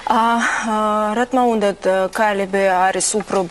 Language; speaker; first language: Georgian; non-native, learner; Russian